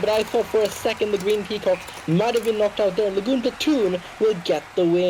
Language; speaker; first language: English; native; English